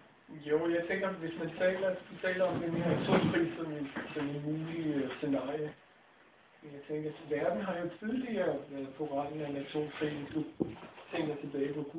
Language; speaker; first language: Danish; native; Danish